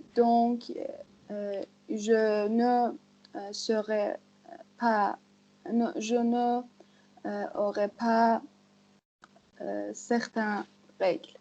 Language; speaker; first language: French; non-native, learner; Persian